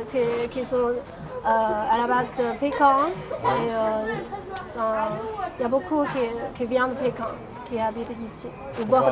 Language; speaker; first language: French; non-native, fluent; Chinese